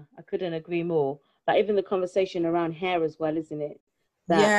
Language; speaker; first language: English; non-native, local second language; Yoruba